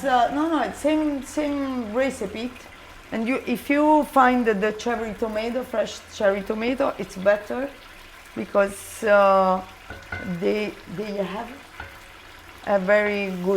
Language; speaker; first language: English; non-native, learner; Italian